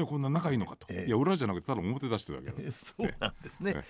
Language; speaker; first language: Japanese; native; Japanese